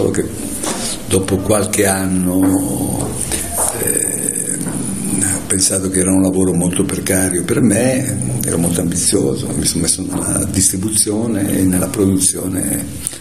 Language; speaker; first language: Italian; native; Italian